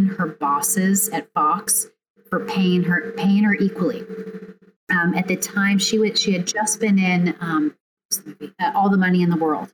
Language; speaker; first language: English; native; English